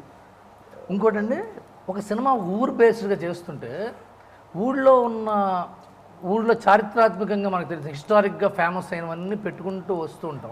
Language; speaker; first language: Telugu; native; Telugu